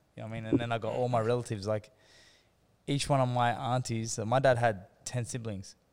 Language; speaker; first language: English; native; English